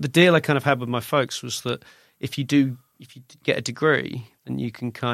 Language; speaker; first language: English; native; English